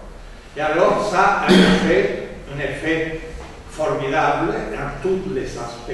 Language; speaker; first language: French; non-native, fluent; Spanish